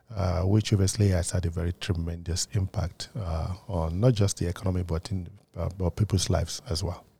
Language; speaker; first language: English; non-native, local second language; Yoruba